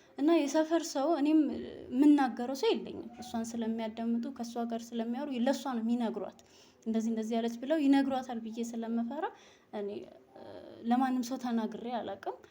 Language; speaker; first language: Amharic; native; Amharic